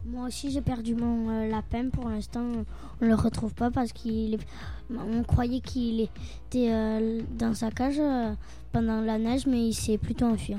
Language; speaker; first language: French; native; French